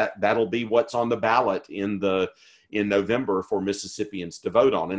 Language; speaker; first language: English; native; English